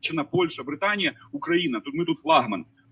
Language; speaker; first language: Ukrainian; native; Ukrainian